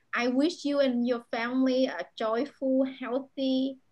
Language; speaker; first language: English; non-native, fluent; Vietnamese